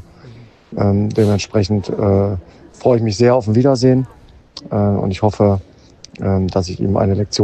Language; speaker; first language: German; native; German